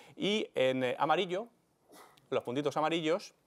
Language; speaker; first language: Spanish; native; Spanish